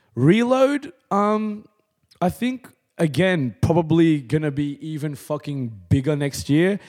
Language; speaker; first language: English; native; English